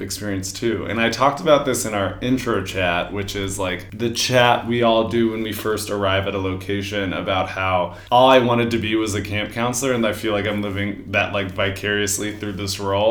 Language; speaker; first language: English; native; English